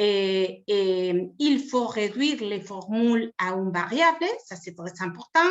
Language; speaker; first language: French; non-native, fluent; Spanish